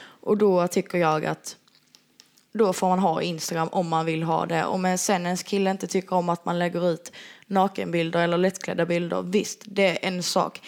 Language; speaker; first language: Swedish; native; Swedish